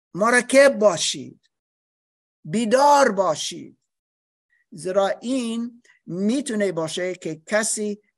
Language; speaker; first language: Persian; non-native, learner; English